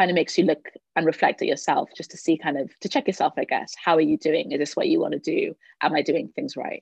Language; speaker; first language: English; native; English